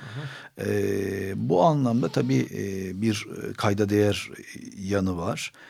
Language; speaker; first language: Turkish; non-native, local second language; Armenian